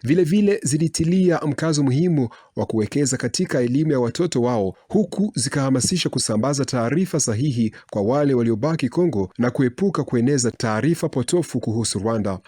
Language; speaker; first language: Swahili; non-native, local second language; Kinyarwanda